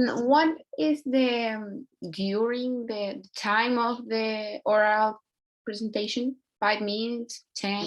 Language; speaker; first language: English; non-native, learner; Spanish